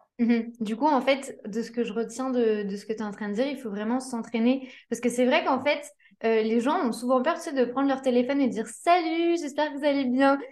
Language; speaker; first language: French; native; French